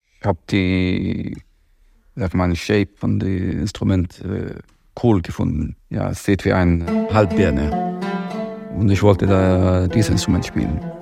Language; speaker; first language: German; non-native, fluent; Arabic